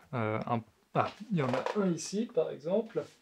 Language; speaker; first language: French; native; French